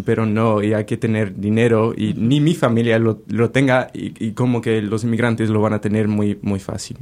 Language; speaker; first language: Spanish; non-native, fluent; English